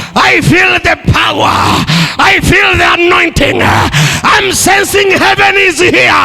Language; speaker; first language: English; non-native, local second language; Swahili